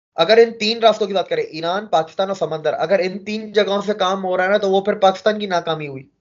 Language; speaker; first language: Hindi; native; Hindi